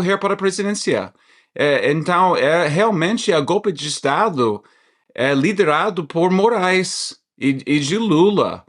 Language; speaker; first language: Portuguese; non-native, fluent; English